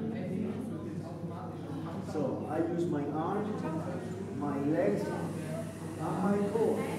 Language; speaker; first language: English; non-native, learner; Spanish